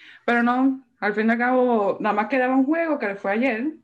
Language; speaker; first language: Spanish; early bilingual, heritage; Spanish